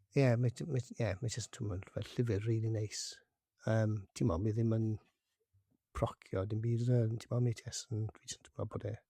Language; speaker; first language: Welsh; non-native, local second language; English